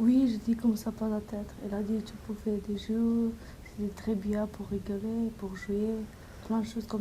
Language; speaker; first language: French; non-native, learner; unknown